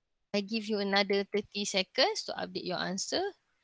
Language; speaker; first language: English; non-native, local second language; Malay